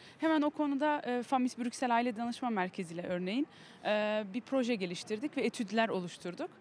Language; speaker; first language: Turkish; early bilingual, heritage; Turkish